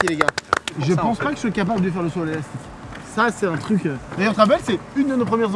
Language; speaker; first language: French; native; French